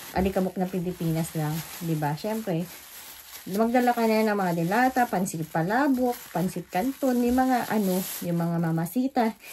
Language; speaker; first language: Filipino; native; Filipino